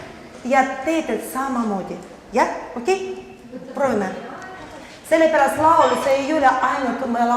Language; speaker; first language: Estonian; non-native, learner; Russian